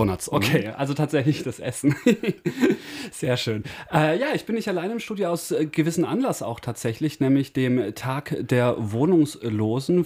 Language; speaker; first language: German; native; German